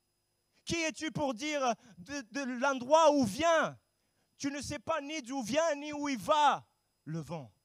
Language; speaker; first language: French; native; French